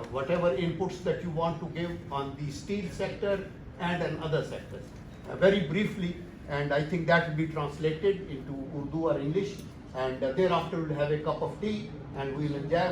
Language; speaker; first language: English; non-native, local second language; Urdu